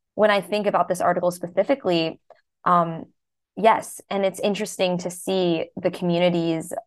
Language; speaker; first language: English; early bilingual, other home language; Hindi